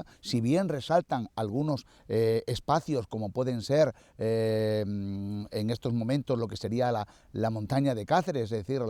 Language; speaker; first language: Spanish; native; Spanish